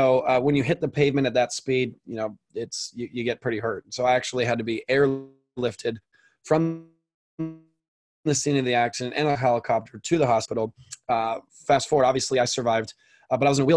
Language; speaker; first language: English; native; English